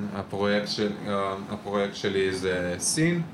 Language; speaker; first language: Hebrew; non-native, fluent; Italian